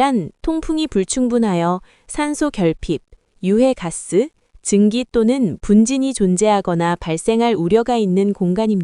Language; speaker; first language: Korean; non-native, learner; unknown